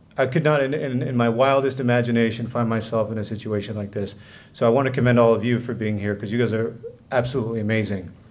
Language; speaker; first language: English; early bilingual, other home language; Assyrian Neo-Aramaic